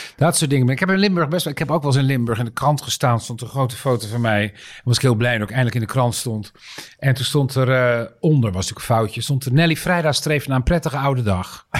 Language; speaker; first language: Dutch; native; Dutch